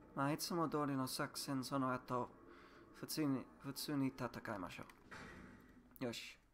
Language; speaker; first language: Japanese; non-native, learner; English